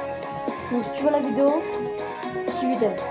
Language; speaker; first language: French; native; French